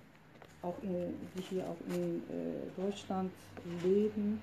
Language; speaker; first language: German; non-native, fluent; Turkish